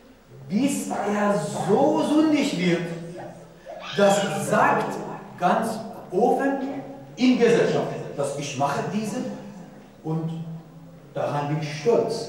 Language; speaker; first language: German; non-native, fluent; Persian